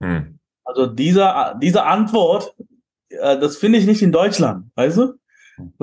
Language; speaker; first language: German; non-native, fluent; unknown